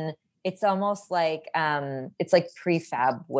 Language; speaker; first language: English; native; English